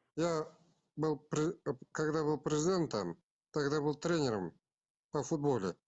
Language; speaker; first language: Russian; non-native, local second language; Kazakh